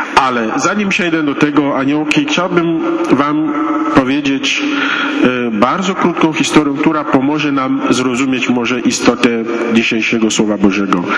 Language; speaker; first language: Polish; non-native, fluent; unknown